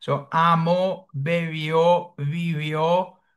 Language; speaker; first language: Spanish; non-native, fluent; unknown